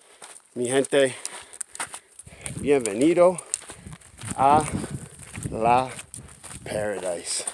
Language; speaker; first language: Spanish; non-native, learner; English